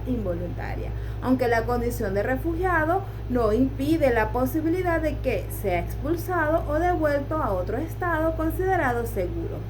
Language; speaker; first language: Spanish; native; Spanish